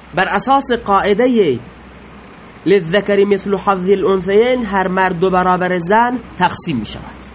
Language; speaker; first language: Persian; native; Persian